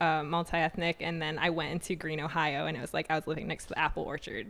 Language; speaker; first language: English; native; English